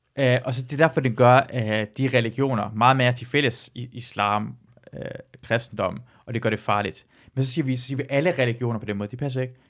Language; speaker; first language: Danish; early bilingual, other home language; Persian